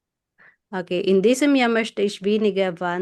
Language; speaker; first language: German; non-native, fluent; Filipino